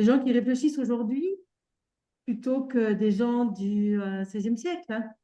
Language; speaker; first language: French; native; French